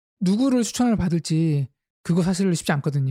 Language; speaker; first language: Korean; native; Korean